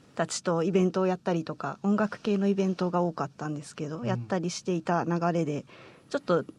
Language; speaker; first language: Japanese; native; Japanese